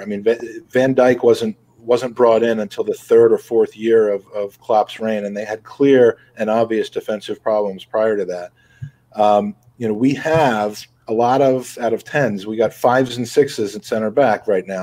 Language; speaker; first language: English; native; English